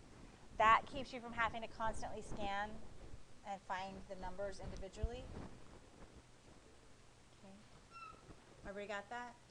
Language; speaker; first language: English; native; English